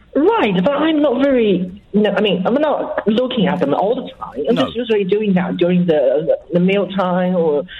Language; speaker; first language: English; non-native, fluent; Chinese